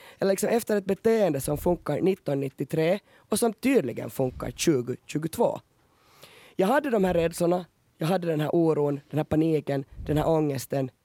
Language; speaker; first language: Swedish; native; Swedish